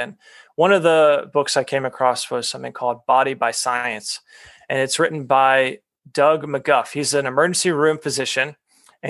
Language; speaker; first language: English; native; English